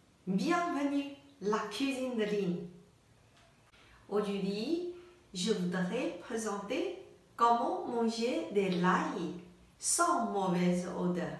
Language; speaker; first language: French; non-native, learner; Chinese